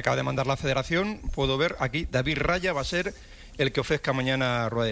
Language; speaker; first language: Spanish; native; Spanish